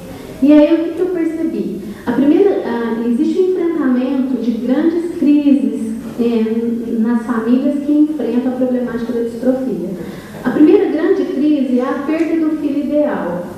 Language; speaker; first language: Portuguese; native; Portuguese